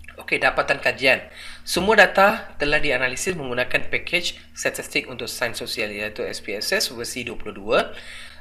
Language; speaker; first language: Malay; non-native, local second language; Tamil